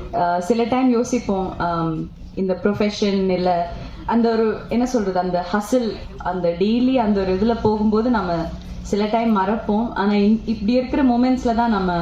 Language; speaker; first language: Tamil; non-native, local second language; Malayalam